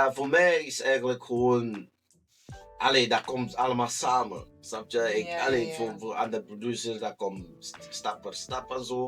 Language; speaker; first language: Dutch; non-native, fluent; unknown